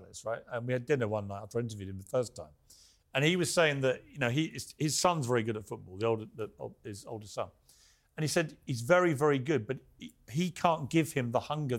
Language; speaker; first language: English; native; English